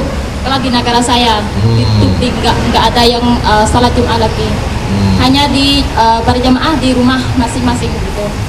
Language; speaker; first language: Indonesian; non-native, fluent; Khmer